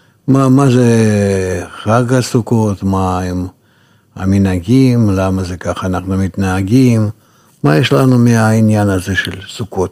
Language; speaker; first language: Hebrew; non-native, fluent; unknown